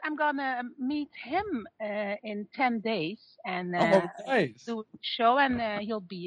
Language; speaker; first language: English; non-native, fluent; Dutch